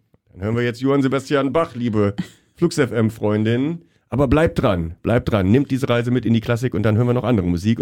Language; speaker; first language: German; native; German